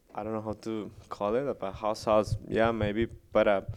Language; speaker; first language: English; non-native, fluent; Spanish